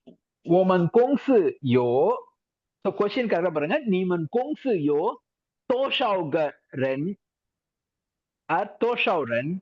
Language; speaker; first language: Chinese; non-native, fluent; Tamil